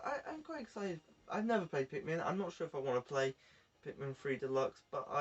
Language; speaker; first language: English; native; English